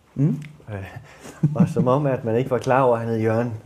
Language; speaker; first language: Danish; native; Danish